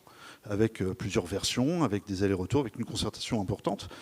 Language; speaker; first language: French; native; French